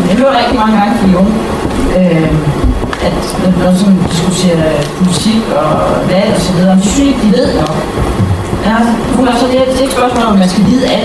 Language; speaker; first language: Danish; native; Danish